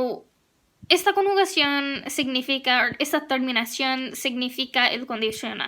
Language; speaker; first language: Spanish; non-native, fluent; English